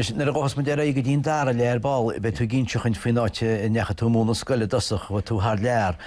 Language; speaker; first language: Irish; native; Irish